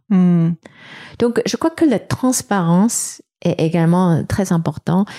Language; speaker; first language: French; non-native, fluent; Korean